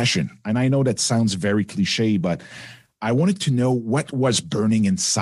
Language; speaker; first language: English; non-native, fluent; French